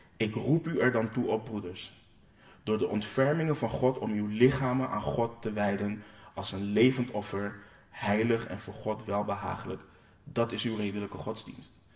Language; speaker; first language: Dutch; non-native, local second language; Papiamento